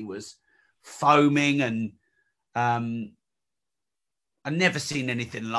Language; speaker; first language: English; native; English